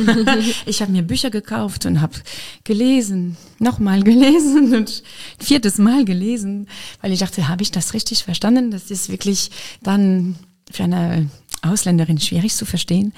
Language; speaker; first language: German; non-native, fluent; French